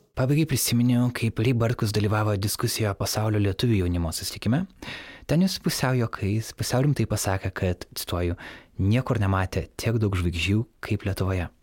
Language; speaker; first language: Lithuanian; native; Lithuanian